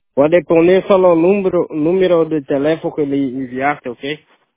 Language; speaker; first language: Spanish; non-native, learner; Portuguese